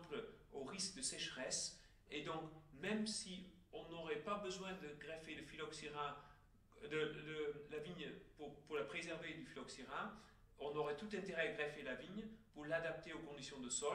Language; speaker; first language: French; native; French